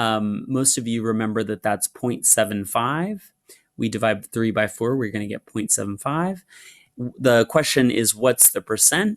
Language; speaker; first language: English; native; English